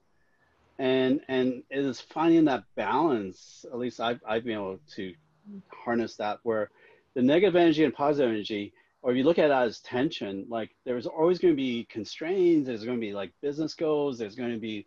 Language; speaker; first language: English; non-native, local second language; Cantonese